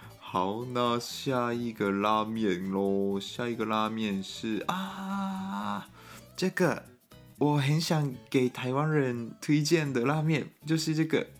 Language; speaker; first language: Chinese; non-native, fluent; Japanese